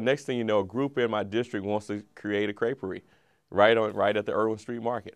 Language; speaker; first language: English; native; English